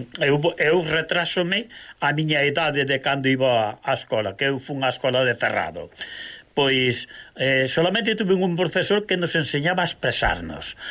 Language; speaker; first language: Galician; native; Galician